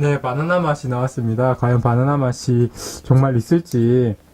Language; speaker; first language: Korean; native; Korean